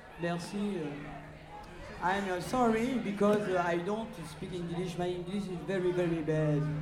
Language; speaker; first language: English; non-native, learner; French